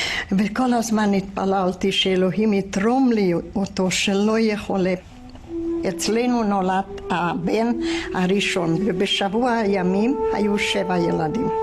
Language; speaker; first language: Hebrew; non-native, fluent; Hungarian